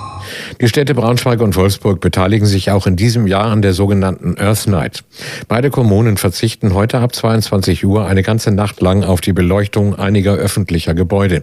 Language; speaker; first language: German; native; German